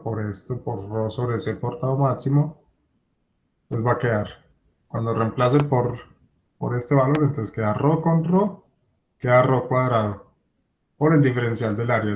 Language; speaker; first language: Spanish; native; Spanish